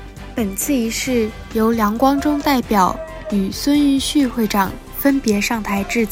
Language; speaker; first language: Chinese; early bilingual, heritage; Chinese